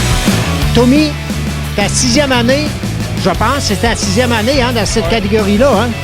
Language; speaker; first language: French; native; French